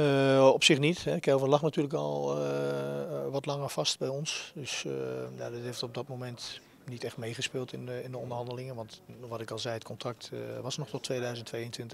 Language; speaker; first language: Dutch; native; Dutch